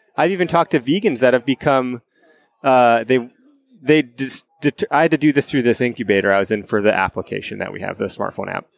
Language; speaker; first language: English; native; English